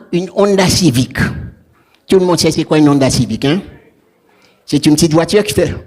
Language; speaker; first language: French; non-native, local second language; Haitian Creole